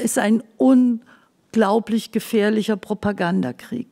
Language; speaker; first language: German; native; German